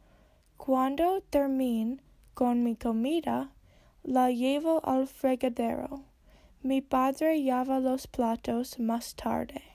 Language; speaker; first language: Spanish; non-native, learner; English